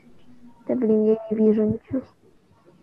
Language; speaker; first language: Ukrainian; non-native, local second language; Russian